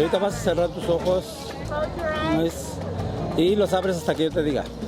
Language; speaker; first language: Spanish; native; Spanish